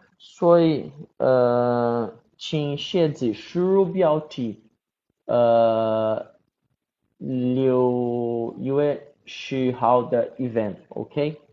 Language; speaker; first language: Chinese; non-native, learner; Portuguese